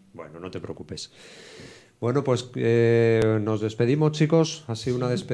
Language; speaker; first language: Spanish; native; Spanish